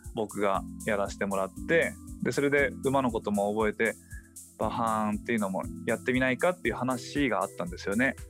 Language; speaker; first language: Japanese; native; Japanese